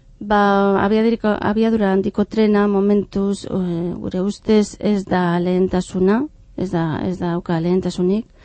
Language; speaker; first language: Basque; non-native, fluent; Catalan